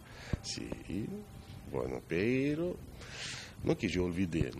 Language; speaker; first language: Spanish; non-native, learner; Georgian